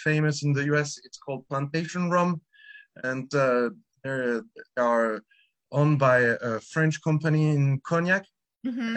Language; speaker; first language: English; non-native, fluent; French